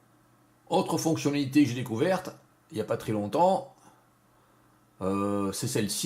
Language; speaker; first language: French; native; French